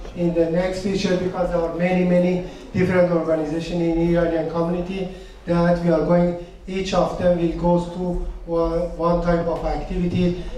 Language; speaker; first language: English; non-native, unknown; Persian